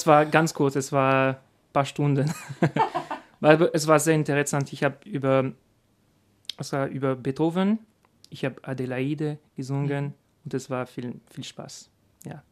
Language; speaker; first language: German; non-native, learner; French